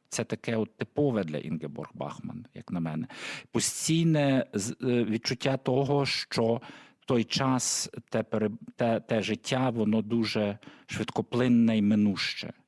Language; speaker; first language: Ukrainian; native; Ukrainian